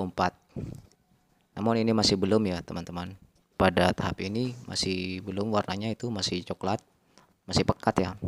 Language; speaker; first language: Indonesian; non-native, local second language; Madurese